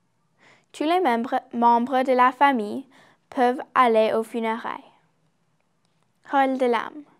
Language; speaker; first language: French; non-native, learner; English